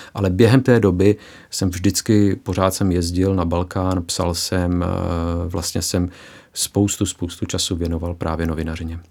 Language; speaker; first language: Czech; early bilingual, heritage; Czech